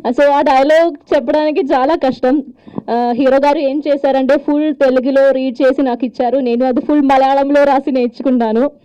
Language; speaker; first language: Telugu; non-native, learner; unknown